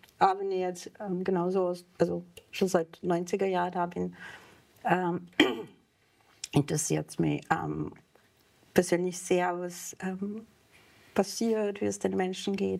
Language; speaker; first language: German; non-native, fluent; Serbian